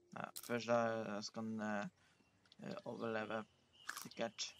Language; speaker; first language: Norwegian; early bilingual, other home language; Polish